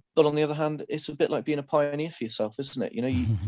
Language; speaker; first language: English; native; English